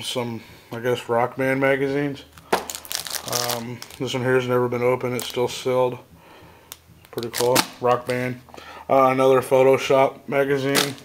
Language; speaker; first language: English; native; English